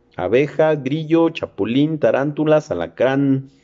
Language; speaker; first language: Spanish; native; Spanish